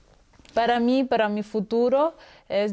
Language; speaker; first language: Spanish; non-native, local second language; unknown